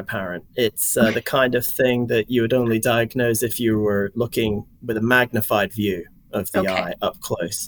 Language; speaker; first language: English; native; English